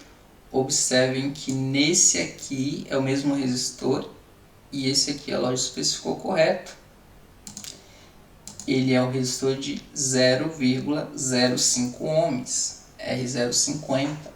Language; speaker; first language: Portuguese; native; Portuguese